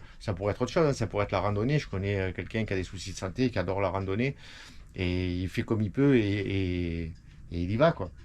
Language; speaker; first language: French; native; French